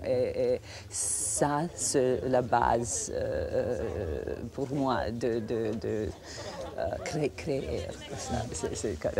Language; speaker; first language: French; non-native, fluent; Croatian